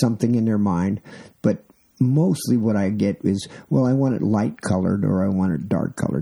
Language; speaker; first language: English; native; English